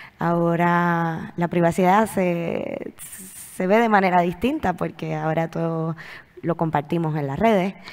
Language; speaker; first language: Spanish; native; Spanish